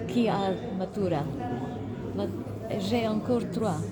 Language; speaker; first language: French; non-native, fluent; Slovenian